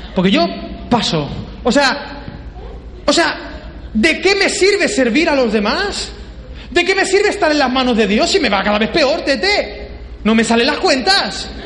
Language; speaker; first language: Spanish; native; Spanish